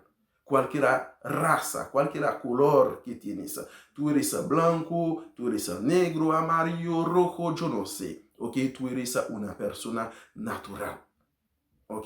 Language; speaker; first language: Spanish; non-native, learner; Haitian Creole